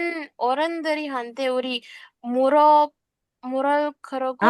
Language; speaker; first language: Korean; non-native, learner; Sinhala